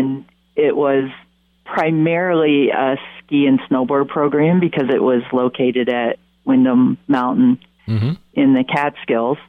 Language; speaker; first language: English; native; English